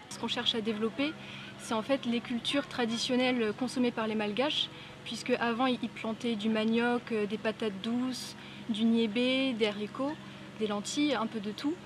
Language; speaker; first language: French; native; French